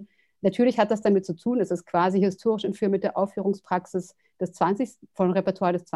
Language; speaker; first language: German; native; German